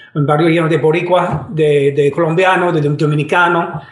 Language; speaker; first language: Spanish; non-native, fluent; English